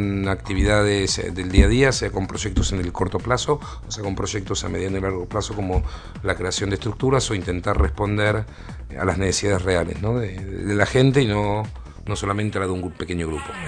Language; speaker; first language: Spanish; native; Spanish